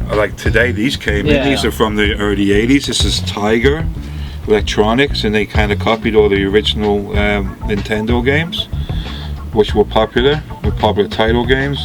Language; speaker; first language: English; non-native, fluent; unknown